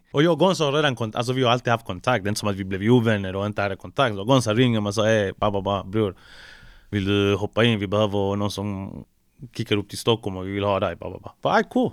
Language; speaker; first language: Swedish; early bilingual, other home language; Spanish